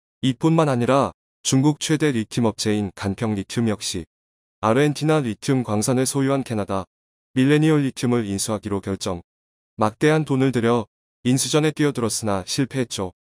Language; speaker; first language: Korean; native; Korean